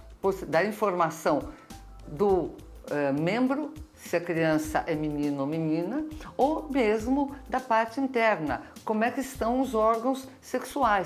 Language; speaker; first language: Portuguese; native; Portuguese